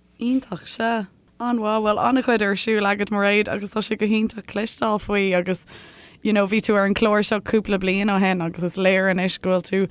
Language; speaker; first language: Irish; native; Irish